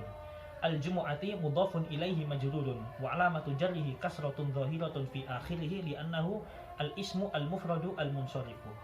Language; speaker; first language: Arabic; non-native, learner; Javanese